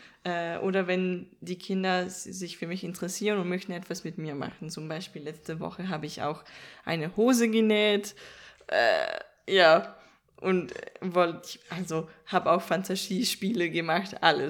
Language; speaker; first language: German; non-native, fluent; Danish